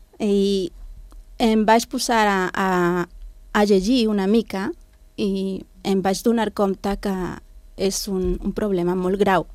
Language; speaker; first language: Catalan; non-native, learner; Spanish